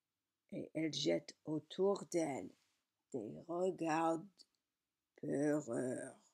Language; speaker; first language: French; non-native, learner; English